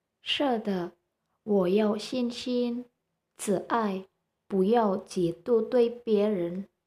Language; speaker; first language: Chinese; non-native, learner; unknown